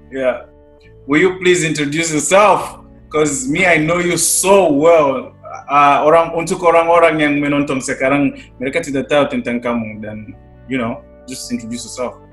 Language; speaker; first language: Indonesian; non-native, fluent; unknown